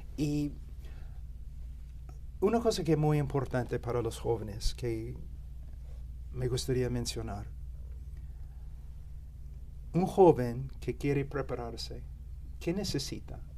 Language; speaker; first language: Spanish; non-native, fluent; English